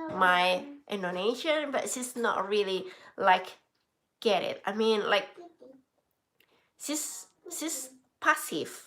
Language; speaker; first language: English; non-native, learner; Indonesian